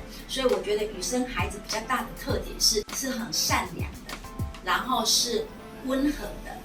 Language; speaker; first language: Chinese; non-native, local second language; Min Nan Chinese